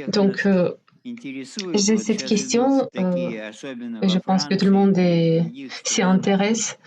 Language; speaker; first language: French; non-native, fluent; Russian